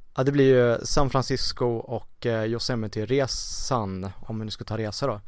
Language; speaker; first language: Swedish; native; Swedish